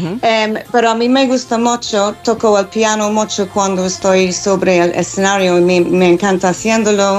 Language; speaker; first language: Spanish; non-native, learner; English